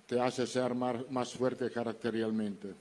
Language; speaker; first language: Spanish; non-native, fluent; Italian